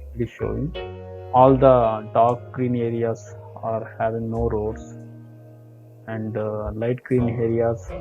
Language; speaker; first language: English; non-native, local second language; Kannada